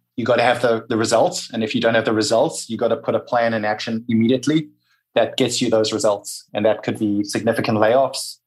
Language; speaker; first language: English; native; English